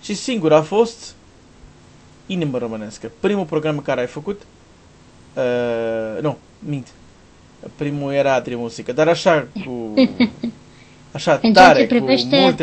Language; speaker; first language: Romanian; non-native, learner; Portuguese